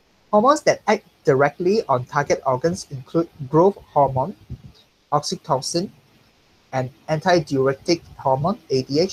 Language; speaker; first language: English; non-native, local second language; Chinese